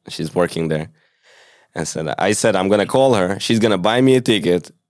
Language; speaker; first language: English; early bilingual, other home language; Hebrew